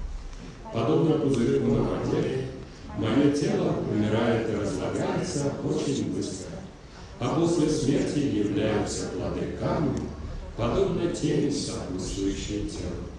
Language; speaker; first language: Russian; native; Russian